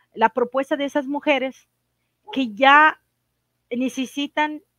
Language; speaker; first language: Spanish; non-native, fluent; Arabic